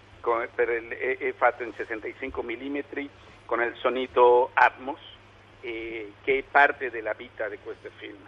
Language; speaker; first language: Italian; non-native, learner; Spanish